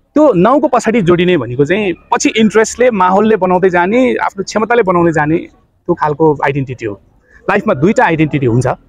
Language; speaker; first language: Nepali; non-native, local second language; Newari